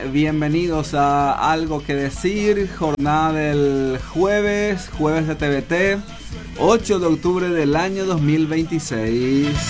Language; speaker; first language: Spanish; non-native, local second language; Guarani